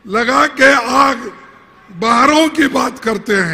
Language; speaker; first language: Hindi; non-native, local second language; Kannada